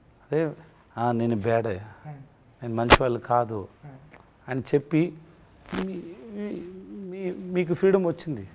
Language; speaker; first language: Telugu; non-native, learner; Tamil